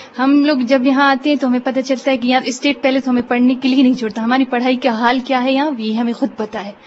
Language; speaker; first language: Urdu; non-native, local second language; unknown